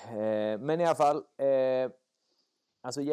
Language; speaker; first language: Swedish; native; Swedish